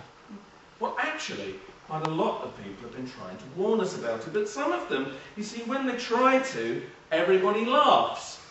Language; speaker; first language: English; native; English